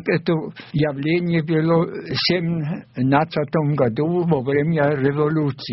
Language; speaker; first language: Russian; non-native, fluent; German